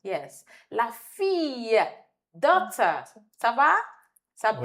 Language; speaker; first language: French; non-native, fluent; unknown